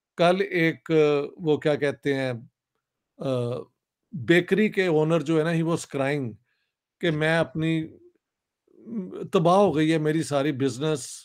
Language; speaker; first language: Urdu; non-native, local second language; Punjabi